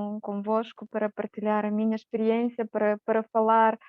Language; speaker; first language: Portuguese; non-native, fluent; Romanian